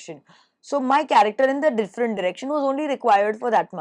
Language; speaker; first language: Telugu; non-native, learner; Hindi